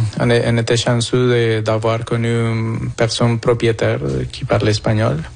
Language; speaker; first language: French; non-native, fluent; Spanish